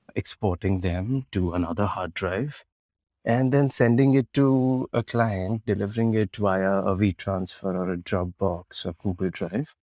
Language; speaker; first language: English; non-native, local second language; Marathi